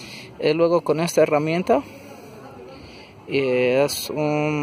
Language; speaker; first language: Spanish; non-native, learner; English